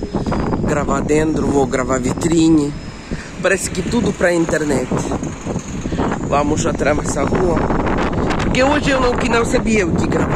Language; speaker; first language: Portuguese; non-native, fluent; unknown